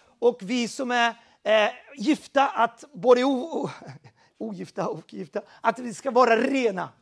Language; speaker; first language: Swedish; non-native, fluent; Portuguese